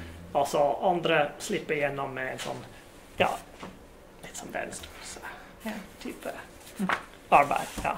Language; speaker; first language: Norwegian; non-native, fluent; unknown